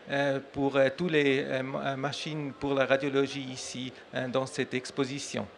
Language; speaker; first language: French; non-native, learner; German